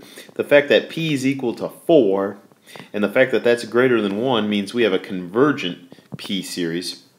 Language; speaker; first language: English; native; English